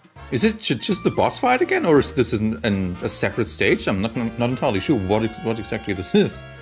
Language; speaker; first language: English; non-native, fluent; German